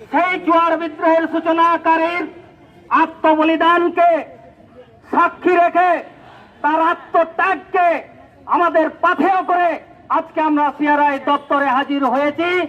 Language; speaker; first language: Bangla; native; Bangla